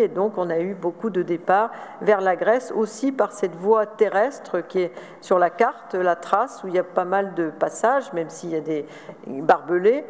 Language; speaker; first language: French; native; French